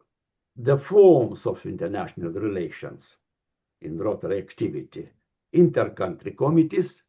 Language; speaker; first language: English; non-native, learner; Lithuanian